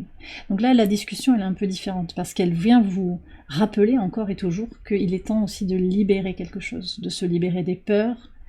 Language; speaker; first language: French; native; French